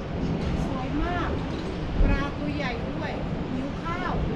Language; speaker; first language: Thai; native; Thai